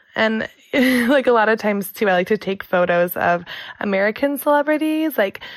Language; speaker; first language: English; native; English